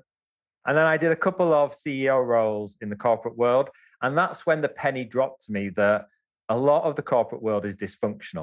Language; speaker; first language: English; native; English